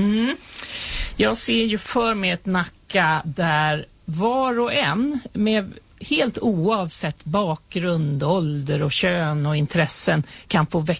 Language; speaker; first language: Swedish; native; Swedish